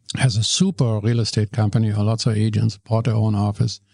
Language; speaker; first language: English; non-native, fluent; German